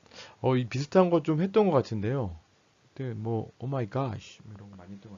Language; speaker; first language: Korean; native; Korean